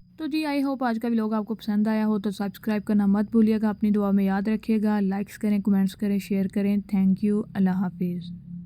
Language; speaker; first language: Urdu; non-native, local second language; Punjabi